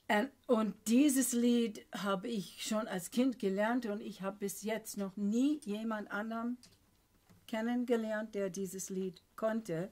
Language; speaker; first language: German; non-native, fluent; English